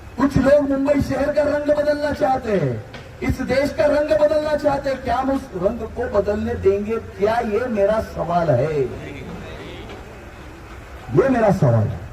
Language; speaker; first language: Hindi; non-native, local second language; Marathi